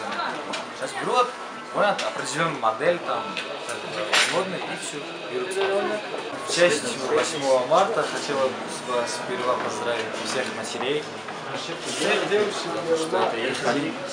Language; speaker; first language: Russian; non-native, local second language; Tajik